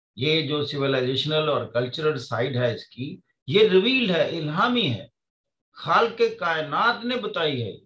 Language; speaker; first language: Urdu; non-native, local second language; Punjabi